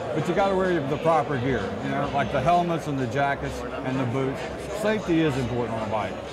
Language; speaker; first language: English; native; English